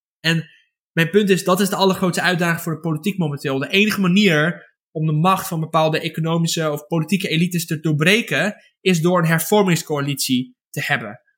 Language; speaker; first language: Dutch; native; Dutch